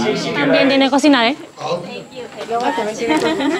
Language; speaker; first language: Spanish; non-native, learner; Indonesian